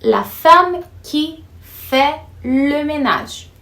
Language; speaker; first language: French; non-native, fluent; Portuguese